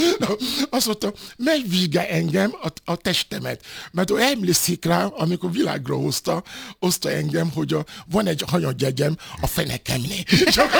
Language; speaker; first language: Hungarian; non-native, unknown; Yoruba